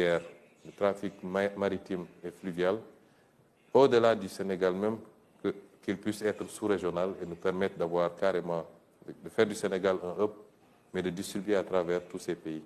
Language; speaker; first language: French; non-native, local second language; Wolof